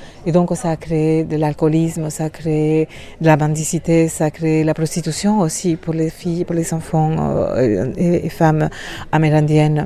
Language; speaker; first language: French; non-native, fluent; Spanish